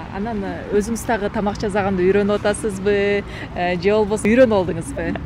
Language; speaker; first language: Kyrgyz; native; Kyrgyz